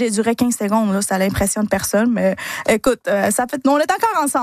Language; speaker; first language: French; non-native, fluent; Spanish